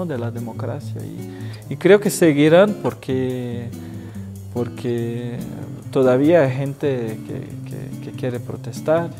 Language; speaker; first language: Spanish; non-native, fluent; Portuguese